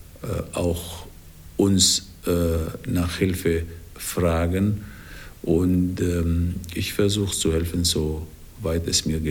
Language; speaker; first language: German; non-native, fluent; Arabic